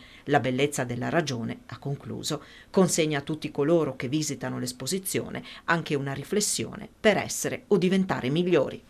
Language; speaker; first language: Italian; native; Italian